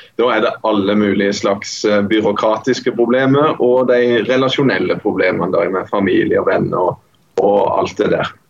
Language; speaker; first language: Norwegian; native; Norwegian